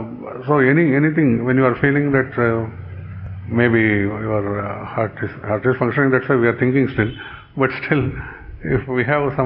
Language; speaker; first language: English; non-native, local second language; Kannada